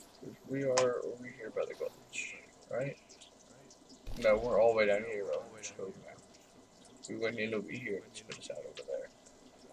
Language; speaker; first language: English; native; English